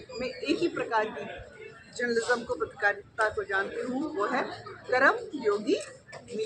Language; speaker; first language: Hindi; native; Hindi